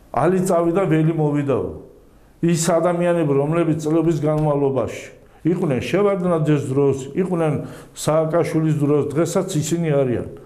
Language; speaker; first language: Georgian; non-native, local second language; Azerbaijani